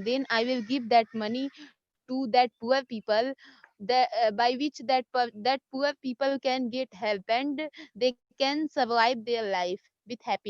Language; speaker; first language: English; non-native, learner; Hindi